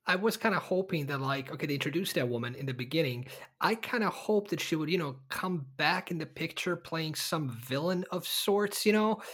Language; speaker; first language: English; early bilingual, other home language; Bosnian